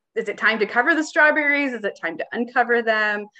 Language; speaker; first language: English; native; English